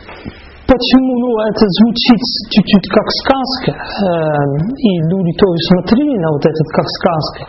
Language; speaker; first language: Russian; non-native, fluent; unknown